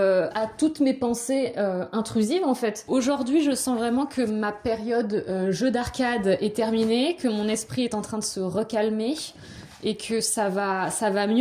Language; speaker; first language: French; native; French